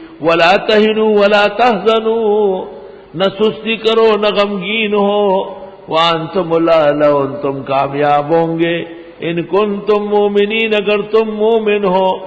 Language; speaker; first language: Urdu; non-native, local second language; Pashto